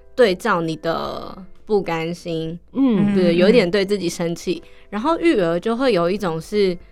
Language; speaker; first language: Chinese; native; Chinese